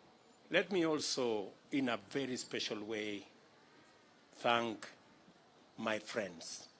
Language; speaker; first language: English; non-native, local second language; Kalenjin